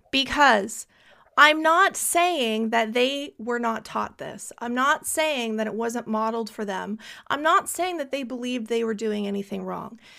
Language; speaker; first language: English; native; English